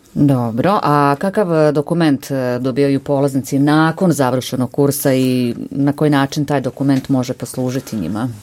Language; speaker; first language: Croatian; native; Croatian